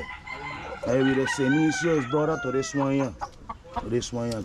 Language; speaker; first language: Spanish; non-native, fluent; English